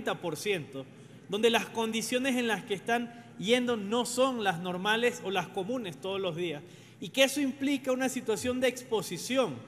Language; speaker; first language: Spanish; native; Spanish